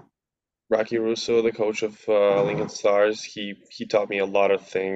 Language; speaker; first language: English; non-native, fluent; Latvian